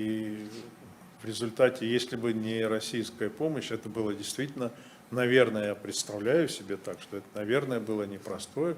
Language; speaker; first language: Russian; native; Russian